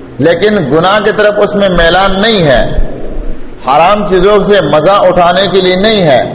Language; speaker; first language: Urdu; non-native, local second language; Pashto